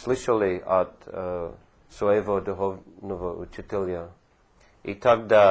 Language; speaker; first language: Russian; non-native, fluent; English